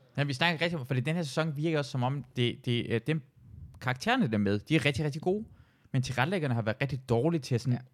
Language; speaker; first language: Danish; early bilingual, other home language; Persian